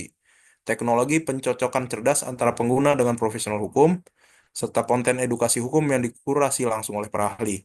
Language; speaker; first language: Indonesian; native; Indonesian